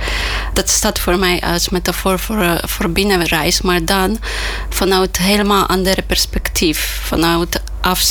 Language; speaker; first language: Dutch; non-native, fluent; Polish